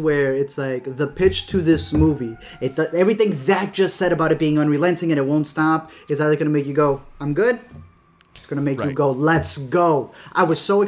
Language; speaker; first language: English; native; English